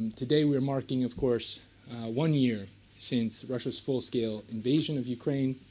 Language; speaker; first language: English; native; English